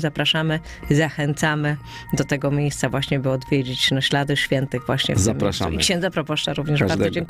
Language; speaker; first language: Polish; native; Polish